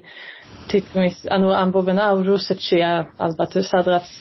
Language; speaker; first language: Georgian; early bilingual, heritage; Georgian